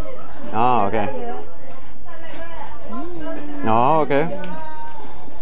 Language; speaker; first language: Indonesian; non-native, fluent; German